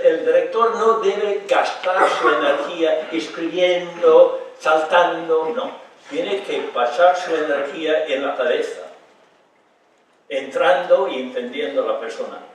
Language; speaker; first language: Spanish; non-native, fluent; English